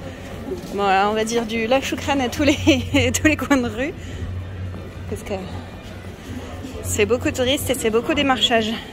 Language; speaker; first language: French; native; French